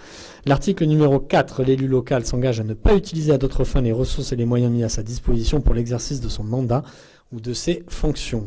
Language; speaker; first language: French; native; French